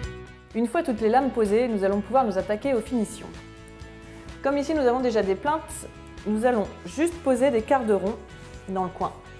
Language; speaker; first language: French; native; French